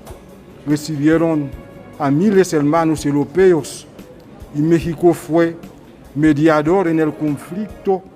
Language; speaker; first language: Spanish; non-native, fluent; Haitian Creole